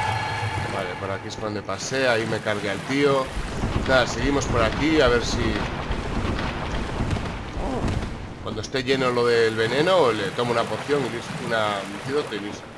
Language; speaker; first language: Spanish; native; Spanish